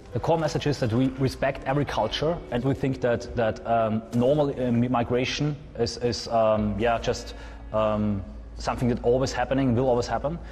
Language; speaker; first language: English; non-native, fluent; German